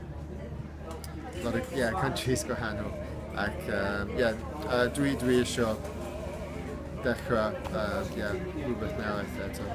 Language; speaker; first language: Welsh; non-native, learner; English